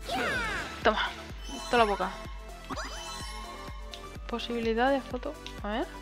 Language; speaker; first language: Spanish; native; Spanish